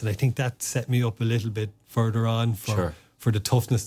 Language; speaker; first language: English; non-native, local second language; Irish